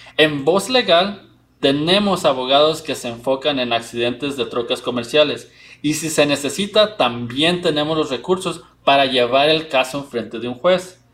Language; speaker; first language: Spanish; early bilingual, heritage; Spanish